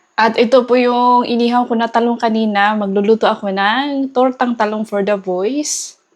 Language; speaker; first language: Filipino; non-native, local second language; Cebuano